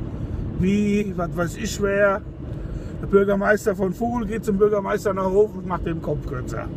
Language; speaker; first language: German; native; German